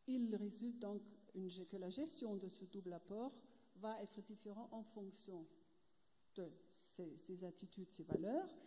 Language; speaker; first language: French; non-native, fluent; German